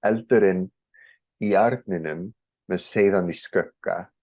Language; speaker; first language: Icelandic; non-native, learner; English